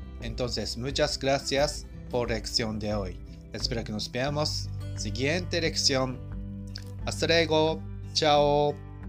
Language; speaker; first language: Spanish; non-native, fluent; Japanese